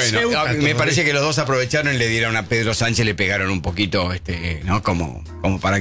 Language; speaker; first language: Spanish; native; Spanish